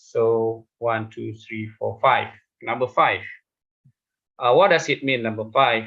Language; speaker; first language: English; non-native, fluent; Indonesian